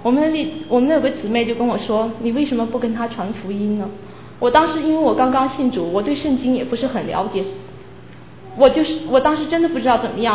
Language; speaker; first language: Chinese; native; Chinese